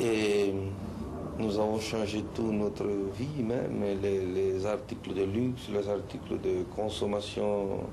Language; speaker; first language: French; non-native, fluent; Spanish